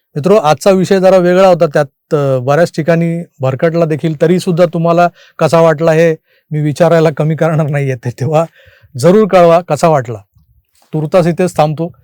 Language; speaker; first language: Marathi; native; Marathi